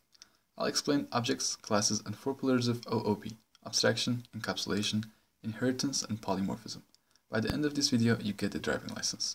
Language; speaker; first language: English; non-native, fluent; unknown